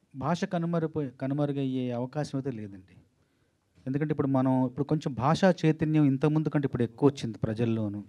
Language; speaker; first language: Telugu; native; Telugu